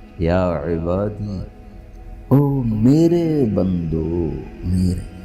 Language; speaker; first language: Urdu; non-native, local second language; Punjabi